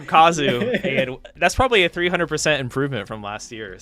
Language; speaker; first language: English; native; English